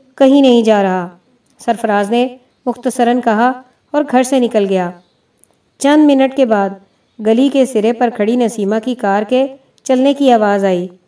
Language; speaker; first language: Urdu; native; Urdu